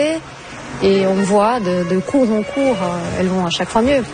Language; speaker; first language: French; non-native, fluent; Portuguese